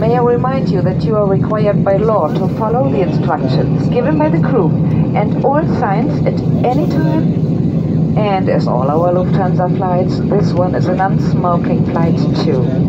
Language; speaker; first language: English; non-native, fluent; German